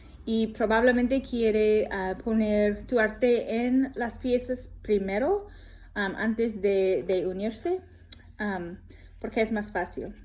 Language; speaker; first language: Spanish; non-native, learner; English